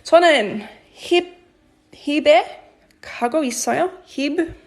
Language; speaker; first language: Korean; non-native, fluent; English